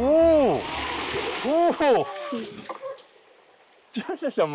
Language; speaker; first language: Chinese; non-native, learner; Korean